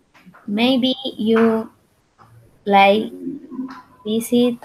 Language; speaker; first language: English; non-native, learner; Spanish